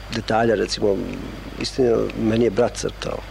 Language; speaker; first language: Serbian; non-native, local second language; Albanian